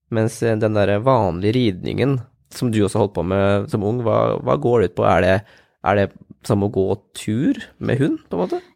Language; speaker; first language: Norwegian; native; Norwegian